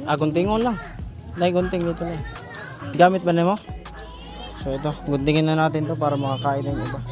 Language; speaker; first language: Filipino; non-native, local second language; Cebuano